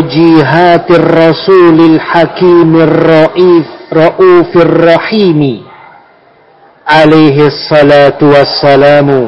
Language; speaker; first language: Arabic; non-native, fluent; Indonesian